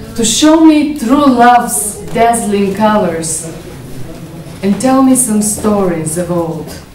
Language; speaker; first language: English; non-native, fluent; Bulgarian